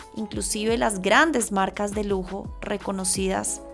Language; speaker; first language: Spanish; native; Spanish